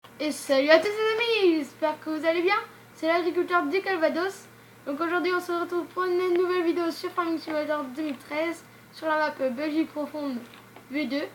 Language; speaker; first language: French; native; French